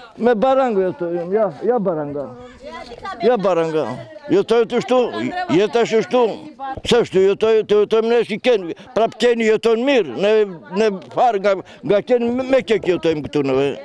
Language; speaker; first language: Albanian; non-native, local second language; Romany